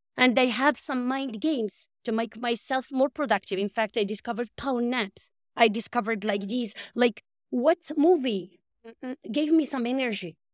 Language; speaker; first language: English; non-native, fluent; Arabic